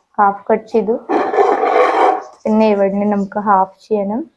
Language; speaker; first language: Malayalam; non-native, local second language; Hindi